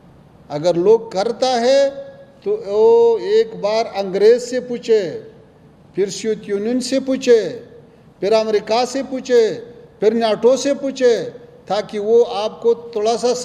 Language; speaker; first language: Hindi; non-native, fluent; Pashto